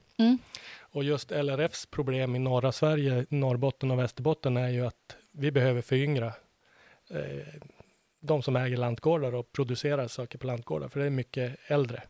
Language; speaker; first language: Swedish; native; Swedish